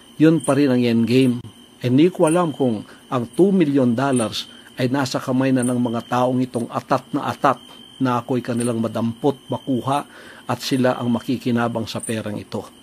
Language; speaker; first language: Filipino; native; Filipino